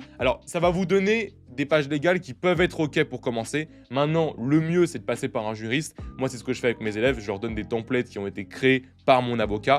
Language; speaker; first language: French; native; French